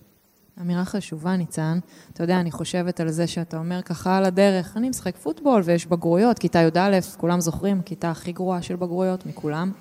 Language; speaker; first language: Hebrew; native; Hebrew